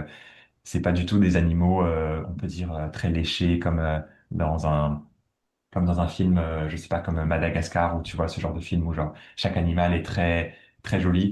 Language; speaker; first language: French; native; French